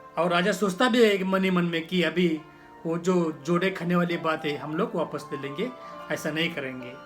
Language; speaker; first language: Hindi; non-native, local second language; Marathi